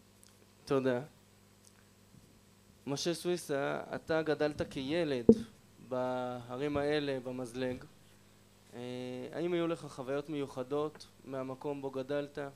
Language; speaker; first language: Hebrew; native; Hebrew